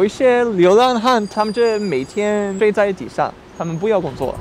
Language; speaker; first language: Chinese; non-native, fluent; English